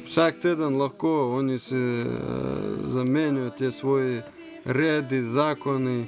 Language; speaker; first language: Slovenian; non-native, learner; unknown